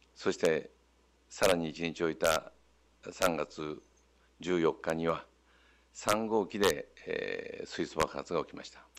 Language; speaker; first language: Japanese; native; Japanese